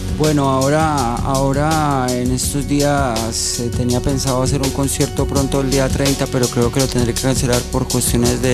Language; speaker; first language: Spanish; native; Spanish